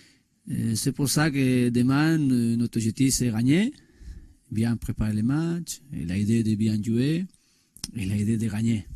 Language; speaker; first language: French; non-native, learner; Spanish